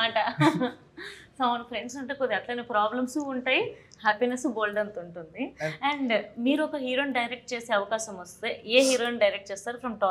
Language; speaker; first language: Telugu; native; Telugu